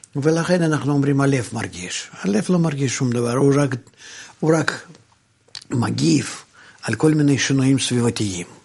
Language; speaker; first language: Hebrew; non-native, fluent; Russian